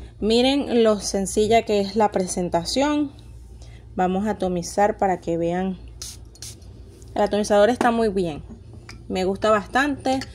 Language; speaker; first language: Spanish; native; Spanish